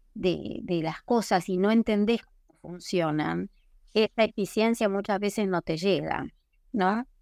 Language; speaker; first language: Spanish; native; Spanish